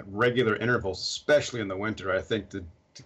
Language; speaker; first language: English; native; English